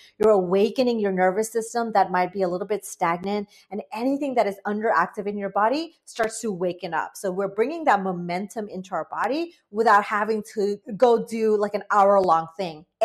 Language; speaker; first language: English; non-native, local second language; Bangla